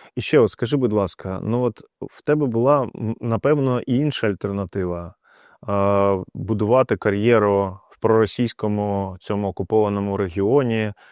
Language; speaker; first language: Ukrainian; non-native, local second language; Russian